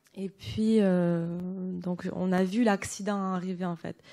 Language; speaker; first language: French; native; French